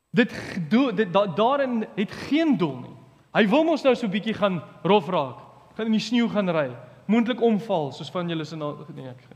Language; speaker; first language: Afrikaans; early bilingual, other home language; English